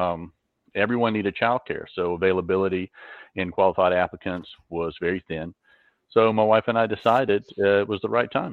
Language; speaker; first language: English; native; English